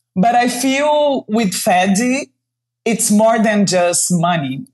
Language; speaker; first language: English; non-native, fluent; Portuguese